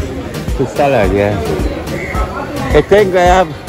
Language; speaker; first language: English; non-native, learner; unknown